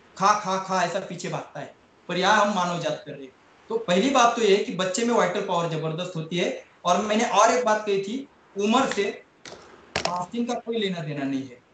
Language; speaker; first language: Hindi; non-native, local second language; Marathi